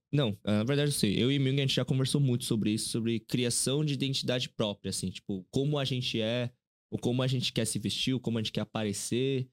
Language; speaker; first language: Portuguese; early bilingual, other home language; Korean